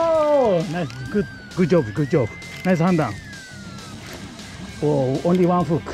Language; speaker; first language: English; non-native, learner; Japanese